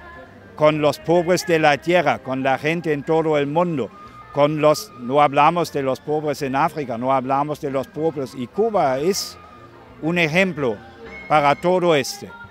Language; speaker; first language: Spanish; non-native, fluent; German